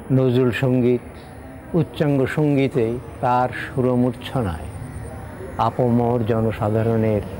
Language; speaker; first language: Bangla; native; Bangla